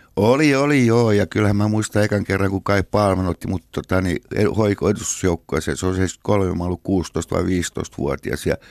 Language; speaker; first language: Finnish; native; Finnish